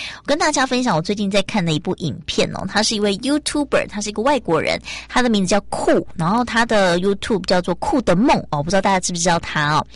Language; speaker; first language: Chinese; native; Chinese